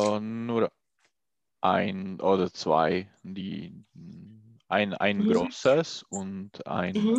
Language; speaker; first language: German; non-native, learner; Czech